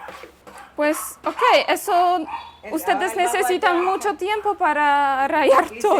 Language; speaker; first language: Spanish; non-native, fluent; Polish